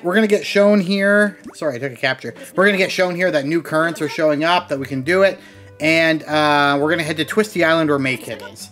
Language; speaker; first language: English; native; English